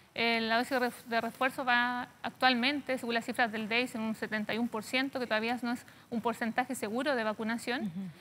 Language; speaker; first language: Spanish; native; Spanish